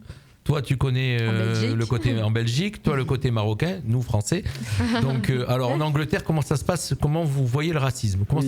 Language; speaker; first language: French; native; French